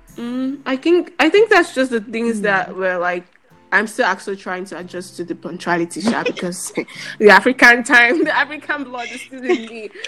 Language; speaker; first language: English; non-native, local second language; Yoruba